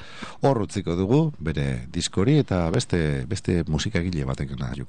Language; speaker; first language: Basque; native; Basque